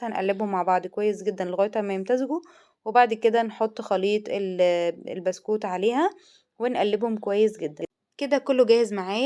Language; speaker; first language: Arabic; native; Arabic